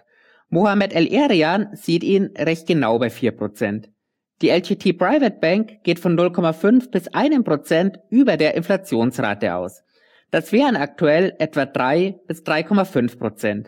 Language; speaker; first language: German; native; German